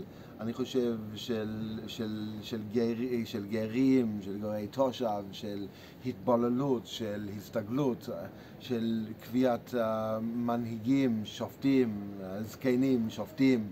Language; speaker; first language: Hebrew; non-native, fluent; English